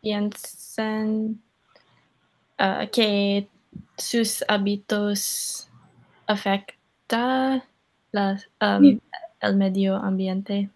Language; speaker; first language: Spanish; non-native, learner; English